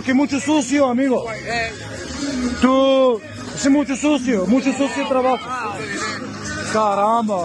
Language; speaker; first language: Spanish; non-native, learner; Bulgarian